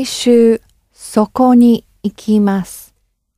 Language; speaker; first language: Japanese; non-native, learner; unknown